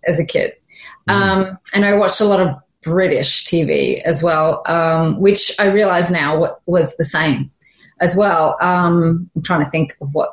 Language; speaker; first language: English; native; English